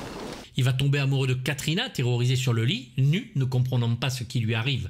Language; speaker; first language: French; native; French